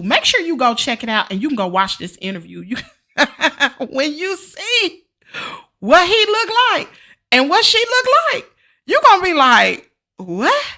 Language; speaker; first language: English; native; English